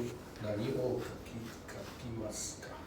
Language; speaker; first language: Japanese; non-native, learner; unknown